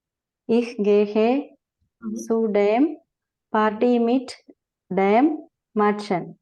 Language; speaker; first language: German; non-native, learner; Malayalam